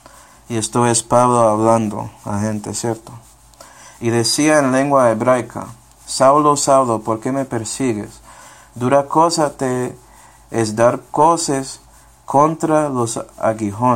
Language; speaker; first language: Spanish; non-native, fluent; English